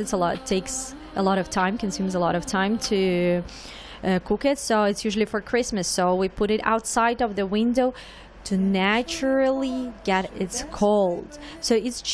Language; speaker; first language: English; non-native, fluent; Ukrainian